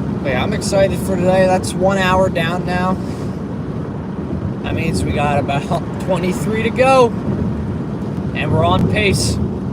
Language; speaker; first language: English; native; English